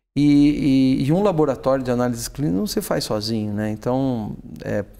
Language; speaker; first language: Portuguese; native; Portuguese